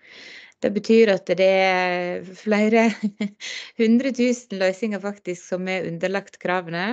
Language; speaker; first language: Norwegian; native; Norwegian